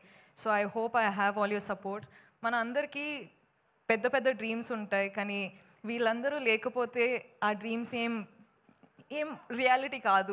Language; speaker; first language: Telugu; non-native, fluent; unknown